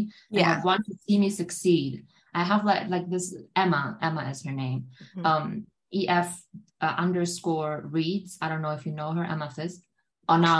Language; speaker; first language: English; non-native, fluent; German